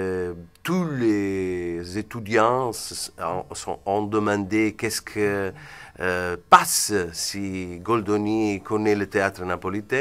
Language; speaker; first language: French; non-native, fluent; Italian